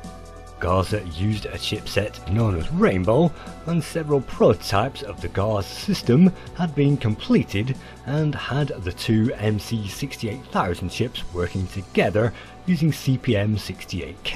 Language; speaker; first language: English; native; English